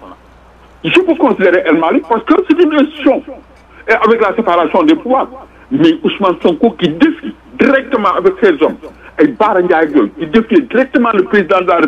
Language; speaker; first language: French; non-native, local second language; Wolof